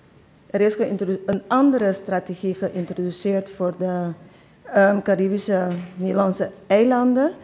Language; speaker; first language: Dutch; non-native, local second language; Papiamento